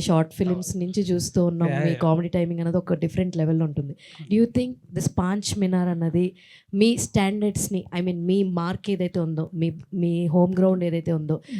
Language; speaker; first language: Telugu; native; Telugu